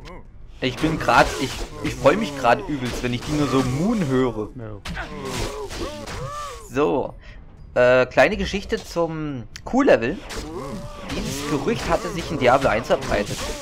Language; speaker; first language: German; native; German